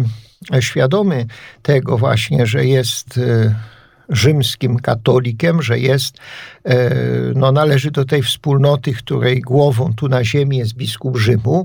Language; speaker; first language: Polish; native; Polish